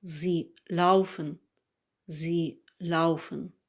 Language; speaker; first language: German; non-native, fluent; Ukrainian